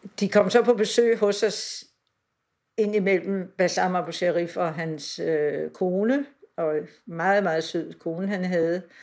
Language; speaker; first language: Danish; native; Danish